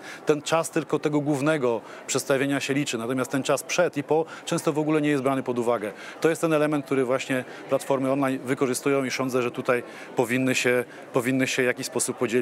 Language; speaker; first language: Polish; native; Polish